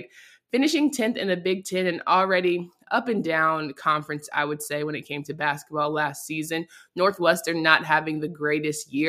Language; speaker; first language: English; native; English